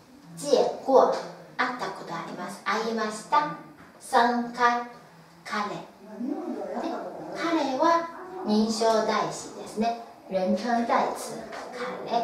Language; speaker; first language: Japanese; non-native, fluent; Chinese